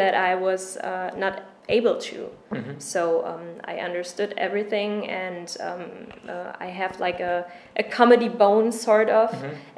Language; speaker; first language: English; non-native, fluent; German